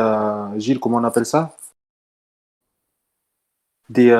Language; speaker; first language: French; native; French